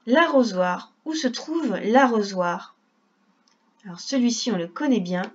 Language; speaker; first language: French; native; French